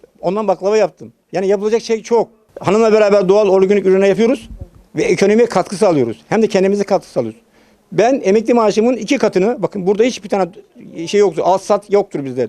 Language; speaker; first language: Turkish; native; Turkish